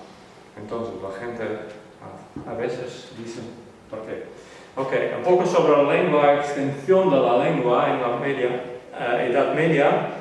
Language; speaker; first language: Spanish; non-native, learner; Western Frisian